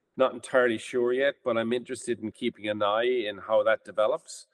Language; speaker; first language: English; native; English